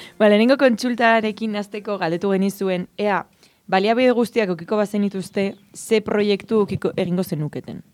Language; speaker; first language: Basque; non-native, local second language; Spanish